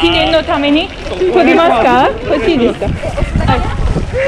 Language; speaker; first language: Japanese; non-native, fluent; English